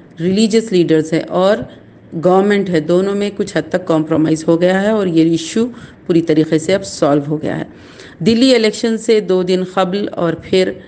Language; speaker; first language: Urdu; native; Urdu